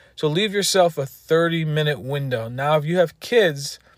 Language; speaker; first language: English; native; English